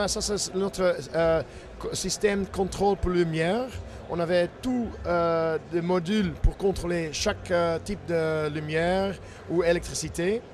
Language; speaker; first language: French; non-native, fluent; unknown